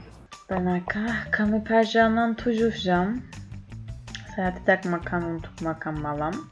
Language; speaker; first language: Indonesian; non-native, learner; Turkish